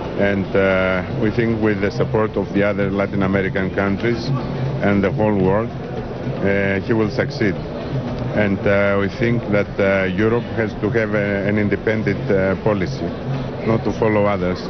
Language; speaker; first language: English; non-native, fluent; Greek